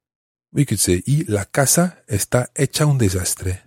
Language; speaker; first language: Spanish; non-native, fluent; English